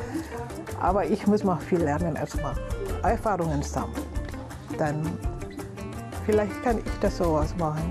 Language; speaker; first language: German; non-native, learner; Indonesian